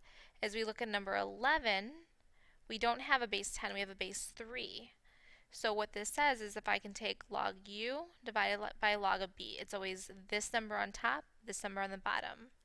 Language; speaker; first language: English; native; English